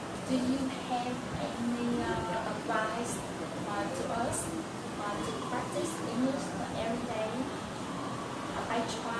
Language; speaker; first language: English; non-native, learner; Vietnamese